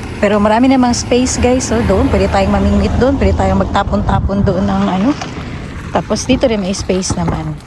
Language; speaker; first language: Filipino; non-native, local second language; Cebuano